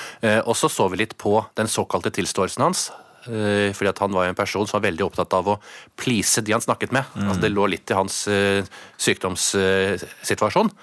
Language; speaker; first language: Norwegian; native; Norwegian